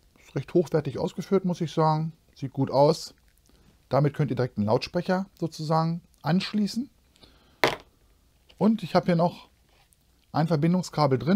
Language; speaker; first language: German; native; German